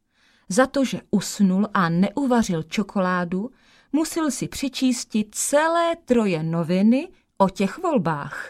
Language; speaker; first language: Czech; native; Czech